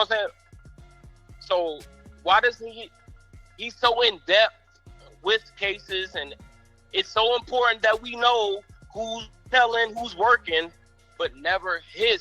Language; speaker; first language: English; native; English